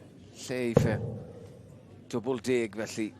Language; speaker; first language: Welsh; native; Welsh